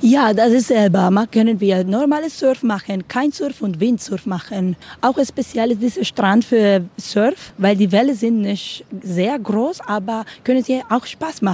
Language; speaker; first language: German; non-native, learner; Spanish